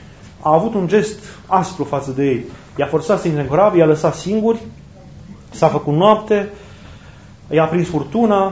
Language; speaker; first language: Romanian; native; Romanian